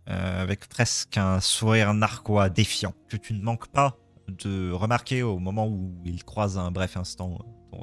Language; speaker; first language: French; native; French